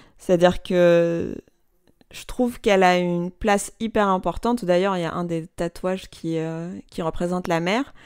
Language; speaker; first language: French; non-native, local second language; Kabyle